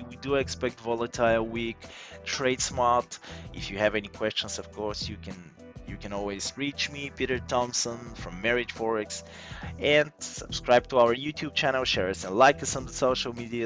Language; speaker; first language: English; non-native, fluent; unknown